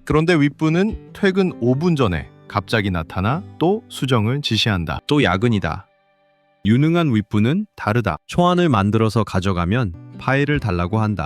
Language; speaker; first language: Korean; native; Korean